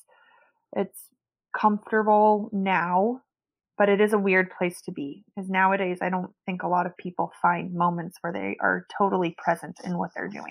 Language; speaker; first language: English; native; English